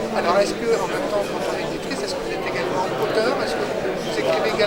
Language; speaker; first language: French; native; French